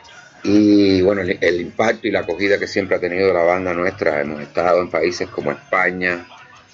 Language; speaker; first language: Spanish; native; Spanish